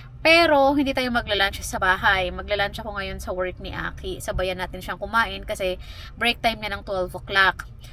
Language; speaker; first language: Filipino; native; Filipino